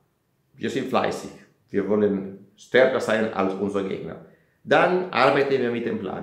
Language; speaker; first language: German; non-native, fluent; Italian